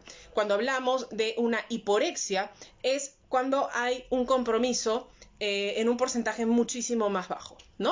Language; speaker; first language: Spanish; native; Spanish